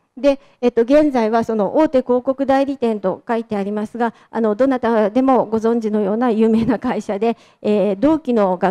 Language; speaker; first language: Japanese; native; Japanese